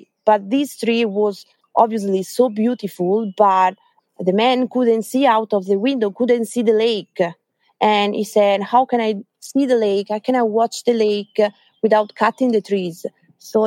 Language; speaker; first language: English; non-native, fluent; Italian